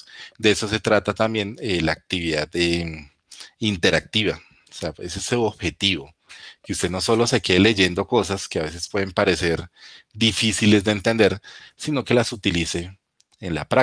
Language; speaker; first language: Spanish; native; Spanish